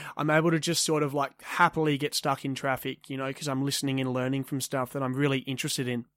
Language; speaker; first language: English; native; English